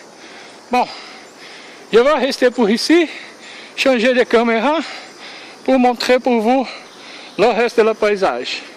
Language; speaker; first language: French; non-native, learner; Portuguese